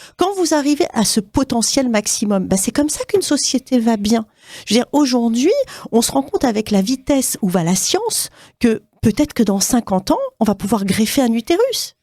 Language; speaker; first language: French; native; French